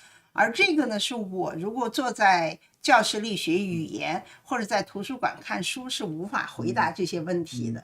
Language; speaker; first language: Chinese; native; Chinese